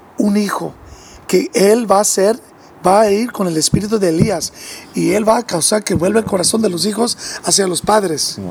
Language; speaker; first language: Spanish; early bilingual, heritage; English